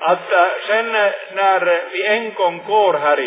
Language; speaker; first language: Swedish; non-native, fluent; Finnish